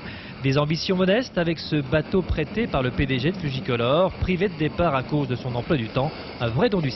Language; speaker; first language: French; native; French